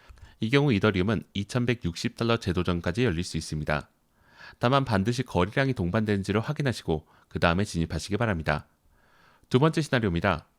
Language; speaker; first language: Korean; native; Korean